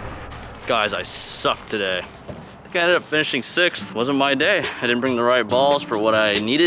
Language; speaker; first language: English; native; English